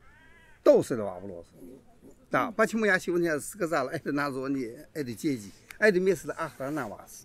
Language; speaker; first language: Russian; non-native, learner; Chinese